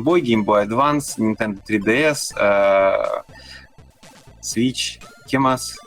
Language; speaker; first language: Spanish; non-native, learner; Russian